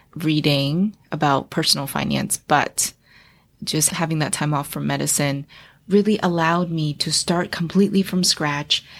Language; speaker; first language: English; early bilingual, other home language; Chinese